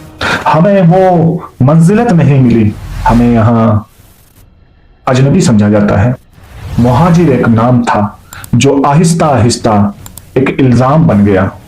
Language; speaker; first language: Urdu; native; Urdu